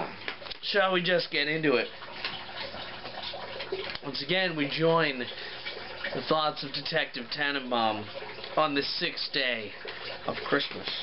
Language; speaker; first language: English; native; English